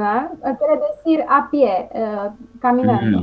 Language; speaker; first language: Spanish; non-native, fluent; Romanian